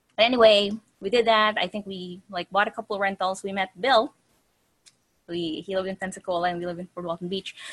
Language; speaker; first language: English; non-native, local second language; Filipino